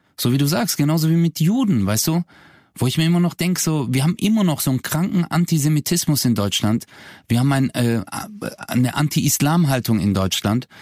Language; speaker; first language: German; early bilingual, other home language; Turkish